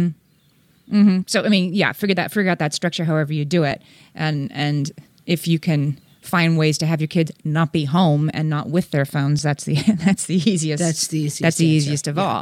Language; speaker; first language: English; native; English